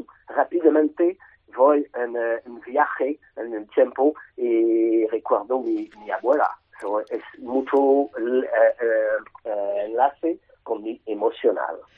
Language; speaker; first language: Spanish; non-native, learner; French